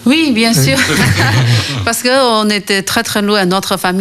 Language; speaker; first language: French; non-native, learner; Chinese